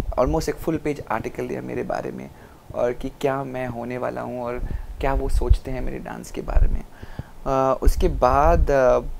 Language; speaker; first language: Hindi; non-native, local second language; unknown